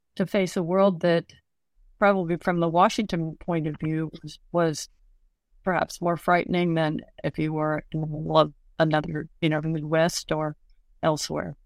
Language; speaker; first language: English; native; English